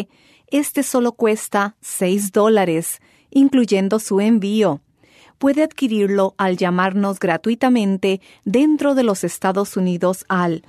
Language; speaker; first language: Spanish; native; Spanish